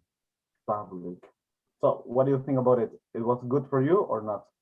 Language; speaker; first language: English; non-native, learner; Spanish